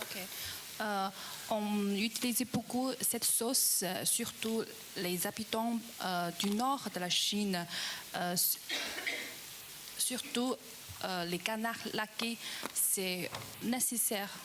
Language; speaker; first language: French; non-native, learner; Chinese